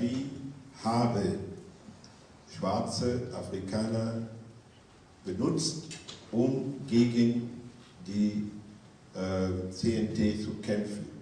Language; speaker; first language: German; non-native, fluent; French